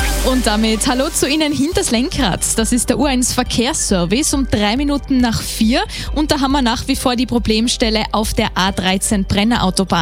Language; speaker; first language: German; native; German